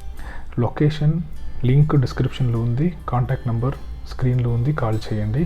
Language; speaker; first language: Telugu; non-native, learner; Kannada